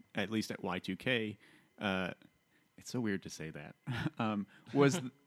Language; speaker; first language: English; native; English